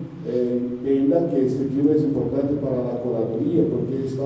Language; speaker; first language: Spanish; non-native, learner; Portuguese